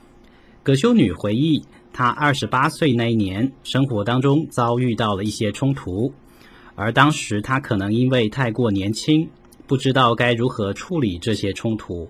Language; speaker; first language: Chinese; native; Chinese